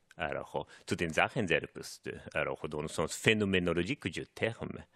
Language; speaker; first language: French; non-native, fluent; Japanese